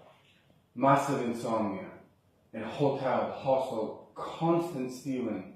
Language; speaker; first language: English; native; English